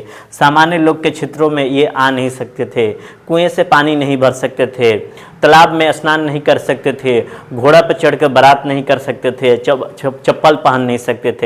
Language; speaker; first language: Hindi; native; Hindi